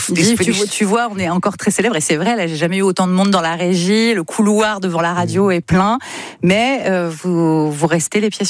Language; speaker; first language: French; native; French